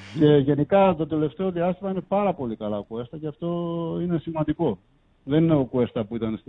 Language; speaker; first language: Greek; native; Greek